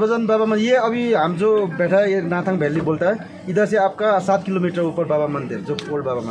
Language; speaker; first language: Hindi; non-native, local second language; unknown